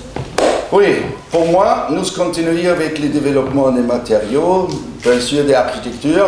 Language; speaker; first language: French; non-native, learner; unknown